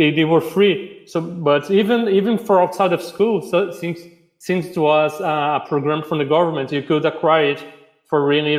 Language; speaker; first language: English; non-native, fluent; Portuguese